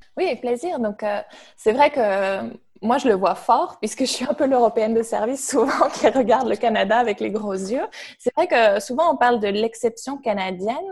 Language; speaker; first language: French; native; French